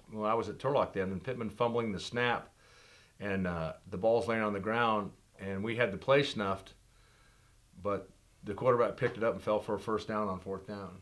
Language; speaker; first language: English; native; English